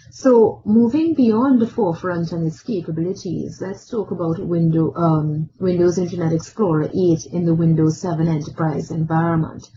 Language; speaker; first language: English; native; English